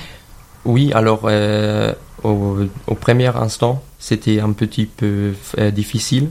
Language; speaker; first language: French; non-native, learner; German